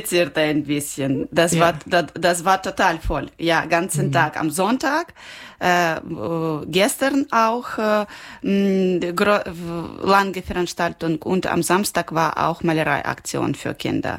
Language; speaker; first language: German; non-native, learner; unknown